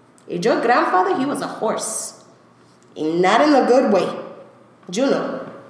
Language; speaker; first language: English; early bilingual, other home language; Spanish